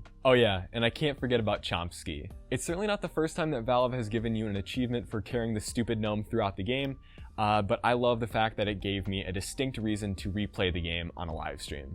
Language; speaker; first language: English; native; English